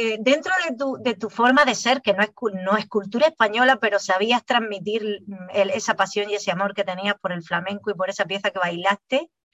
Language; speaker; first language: Spanish; native; Spanish